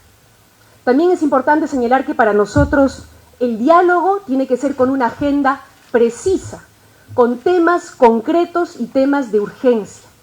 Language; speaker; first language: Spanish; native; Spanish